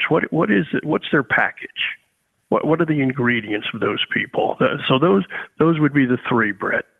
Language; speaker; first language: English; native; English